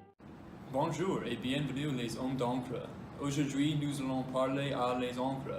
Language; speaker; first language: French; non-native, learner; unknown